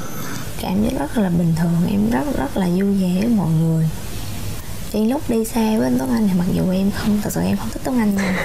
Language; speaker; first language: Vietnamese; native; Vietnamese